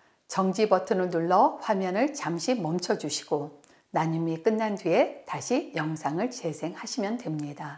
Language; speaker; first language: Korean; native; Korean